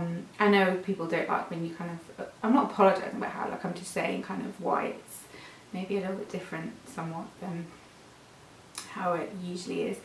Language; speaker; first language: English; native; English